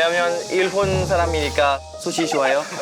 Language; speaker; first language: Korean; non-native, learner; Japanese